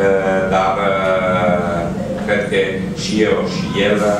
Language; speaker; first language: Romanian; non-native, fluent; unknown